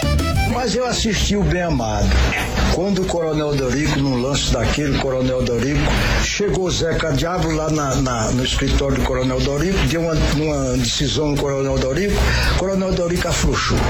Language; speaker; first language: Portuguese; native; Portuguese